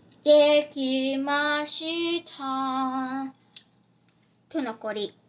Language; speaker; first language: Japanese; early bilingual, heritage; Japanese